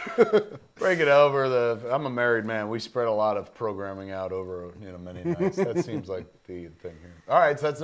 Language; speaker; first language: English; native; English